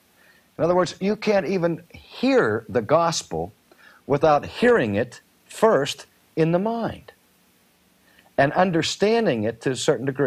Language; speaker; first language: English; native; English